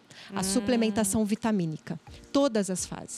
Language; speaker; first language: Portuguese; native; Portuguese